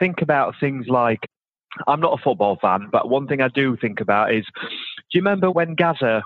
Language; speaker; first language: English; native; English